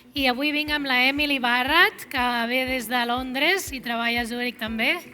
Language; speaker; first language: Catalan; early bilingual, other home language; Arabic